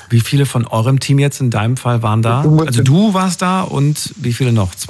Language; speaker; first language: German; native; German